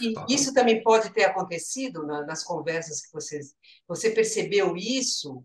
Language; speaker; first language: Portuguese; native; Portuguese